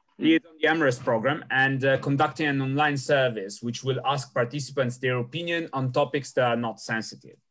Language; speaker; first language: English; non-native, fluent; Italian